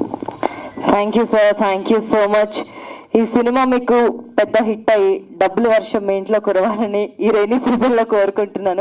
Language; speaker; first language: Telugu; native; Telugu